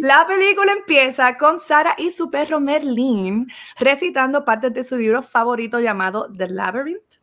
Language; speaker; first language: Spanish; native; Spanish